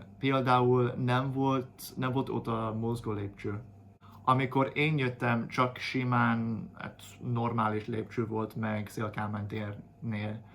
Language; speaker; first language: Hungarian; non-native, fluent; English